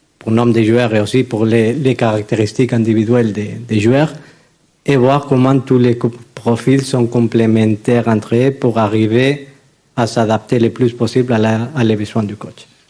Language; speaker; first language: French; non-native, fluent; Spanish